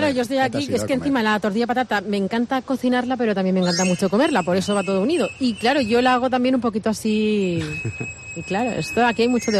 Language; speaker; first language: Spanish; native; Spanish